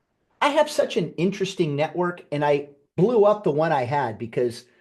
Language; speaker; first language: English; native; English